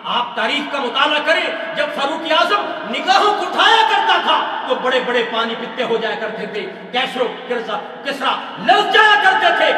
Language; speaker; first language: Urdu; non-native, local second language; Punjabi